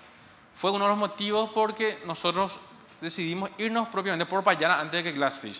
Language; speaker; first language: Spanish; native; Spanish